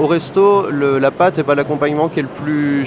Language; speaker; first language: French; native; French